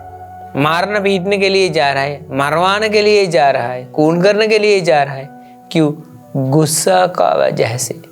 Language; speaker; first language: Hindi; non-native, local second language; Sinhala